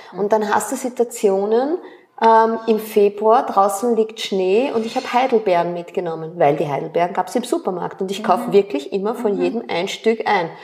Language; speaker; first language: German; early bilingual, other home language; Spanish